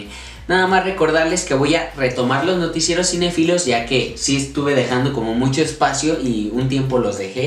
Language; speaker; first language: Spanish; native; Spanish